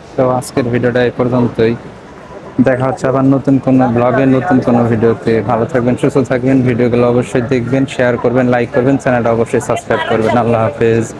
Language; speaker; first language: Bangla; native; Bangla